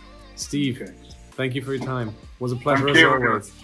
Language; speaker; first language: English; non-native, fluent; German